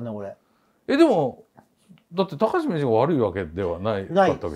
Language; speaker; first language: Japanese; native; Japanese